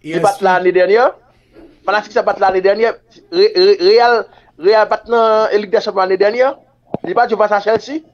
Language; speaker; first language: French; non-native, local second language; Haitian Creole